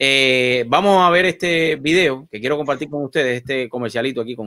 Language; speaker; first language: Spanish; native; Spanish